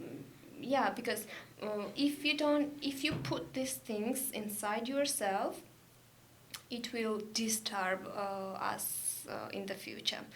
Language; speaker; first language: English; non-native, learner; Georgian